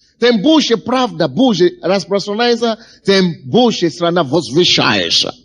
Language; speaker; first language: Russian; non-native, fluent; Yoruba